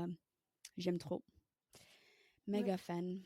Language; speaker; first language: French; non-native, fluent; English